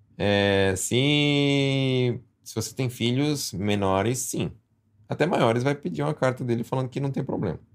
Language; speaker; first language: Portuguese; native; Portuguese